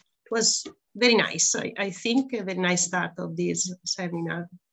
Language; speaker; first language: English; non-native, fluent; Italian